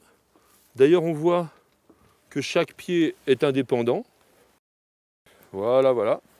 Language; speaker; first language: French; native; French